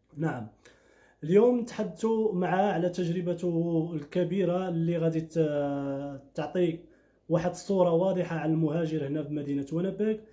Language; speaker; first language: Arabic; native; Arabic